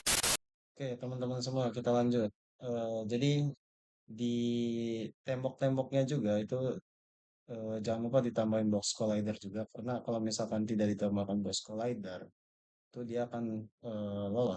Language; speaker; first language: Indonesian; native; Indonesian